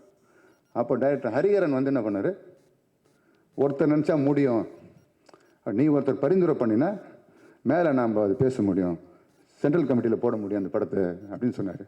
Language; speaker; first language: Tamil; native; Tamil